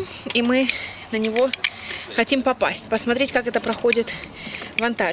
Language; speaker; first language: Russian; native; Russian